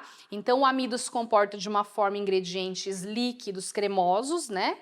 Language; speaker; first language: Portuguese; native; Portuguese